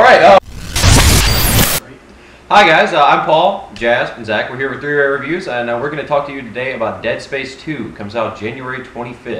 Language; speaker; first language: English; native; English